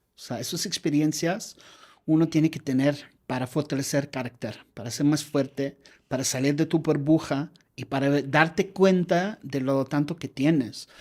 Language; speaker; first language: Spanish; non-native, fluent; English